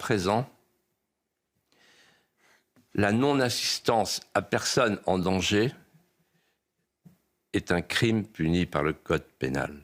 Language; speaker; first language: French; native; French